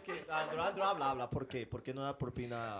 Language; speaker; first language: Spanish; non-native, fluent; English